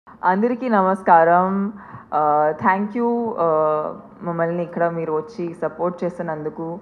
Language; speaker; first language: Telugu; non-native, fluent; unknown